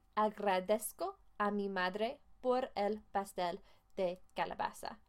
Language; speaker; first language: Spanish; non-native, fluent; English